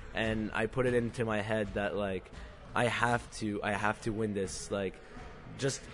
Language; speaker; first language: English; non-native, fluent; Arabic